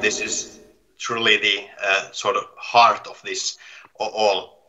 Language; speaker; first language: English; non-native, fluent; Finnish